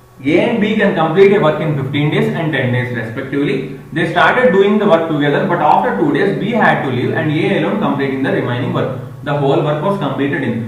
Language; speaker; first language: English; non-native, local second language; Telugu